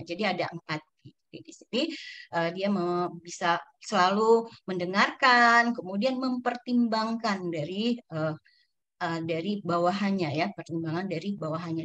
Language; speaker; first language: Indonesian; native; Indonesian